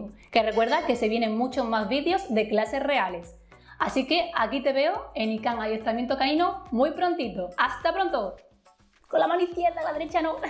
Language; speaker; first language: Spanish; native; Spanish